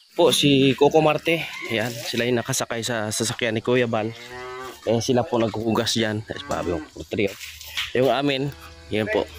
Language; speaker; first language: Filipino; non-native, local second language; Cebuano